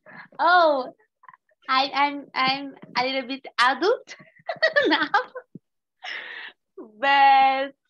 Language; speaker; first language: English; non-native, learner; Portuguese